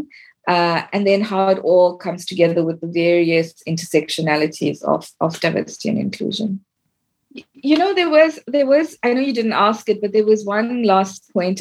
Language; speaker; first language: English; native; English